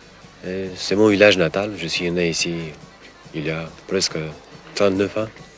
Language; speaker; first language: French; non-native, fluent; Romanian